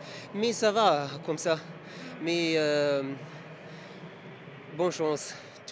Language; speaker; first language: French; non-native, learner; Arabic